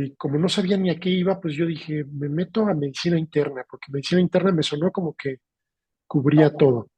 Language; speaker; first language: Spanish; native; Spanish